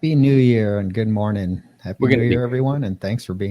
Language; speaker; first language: English; native; English